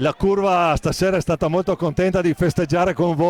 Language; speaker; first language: Italian; native; Italian